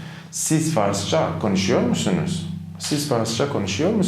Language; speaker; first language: Turkish; non-native, fluent; Persian